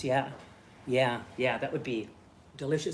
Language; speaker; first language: English; native; English